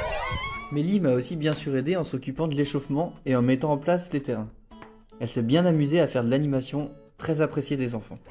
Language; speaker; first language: French; native; French